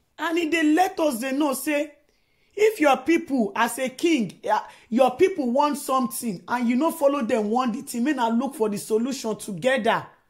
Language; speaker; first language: Nigerian Pidgin; non-native, local second language; Yoruba